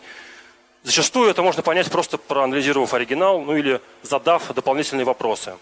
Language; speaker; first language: Russian; native; Russian